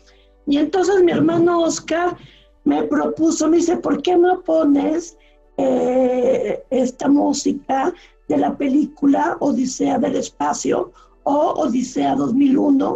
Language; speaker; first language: Spanish; native; Spanish